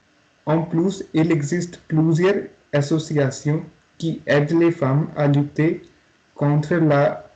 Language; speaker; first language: French; non-native, learner; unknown